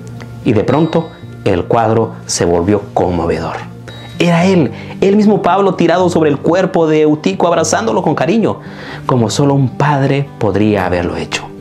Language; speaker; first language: Spanish; native; Spanish